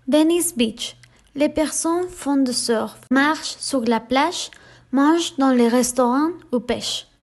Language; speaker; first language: French; non-native, learner; Spanish